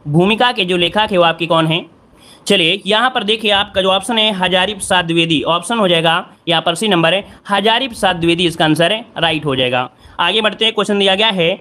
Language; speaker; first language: Hindi; native; Hindi